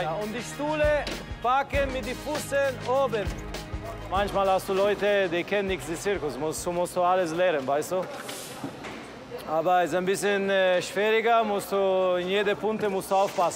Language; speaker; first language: German; non-native, learner; Italian